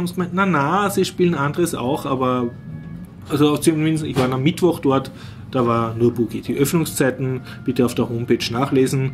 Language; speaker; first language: German; native; German